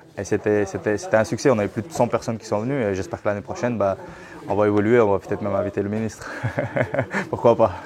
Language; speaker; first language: French; native; French